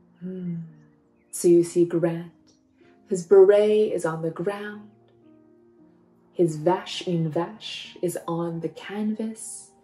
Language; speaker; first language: English; native; English